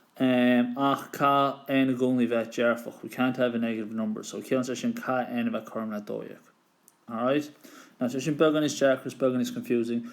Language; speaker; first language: Irish; native; Irish